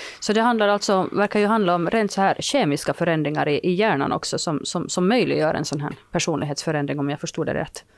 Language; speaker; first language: Swedish; native; Swedish